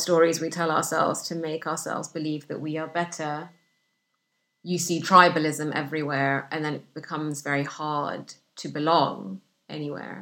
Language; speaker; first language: English; non-native, fluent; Arabic